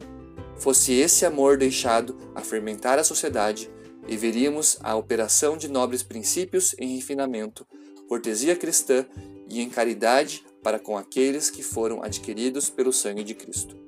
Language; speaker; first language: Portuguese; native; Portuguese